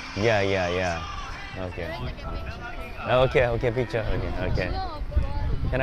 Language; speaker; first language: English; non-native, learner; Korean